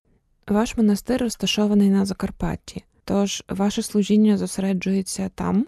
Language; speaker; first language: Ukrainian; native; Ukrainian